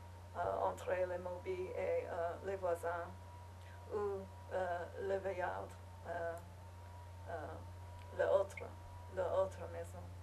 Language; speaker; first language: French; non-native, learner; English